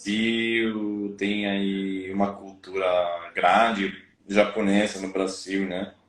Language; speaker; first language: Portuguese; non-native, fluent; Spanish